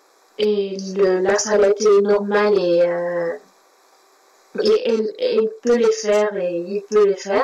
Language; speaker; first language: French; non-native, learner; Arabic